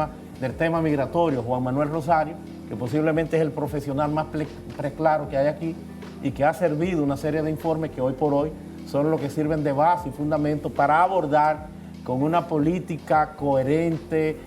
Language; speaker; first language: Spanish; native; Spanish